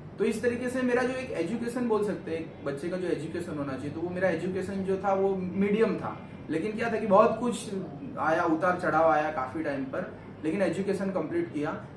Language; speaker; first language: Hindi; native; Hindi